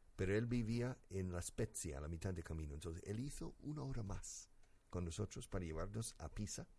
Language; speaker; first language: Spanish; non-native, fluent; English